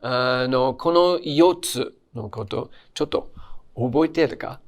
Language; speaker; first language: Japanese; non-native, fluent; English